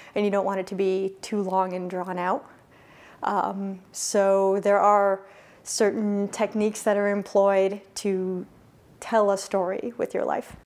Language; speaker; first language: English; native; English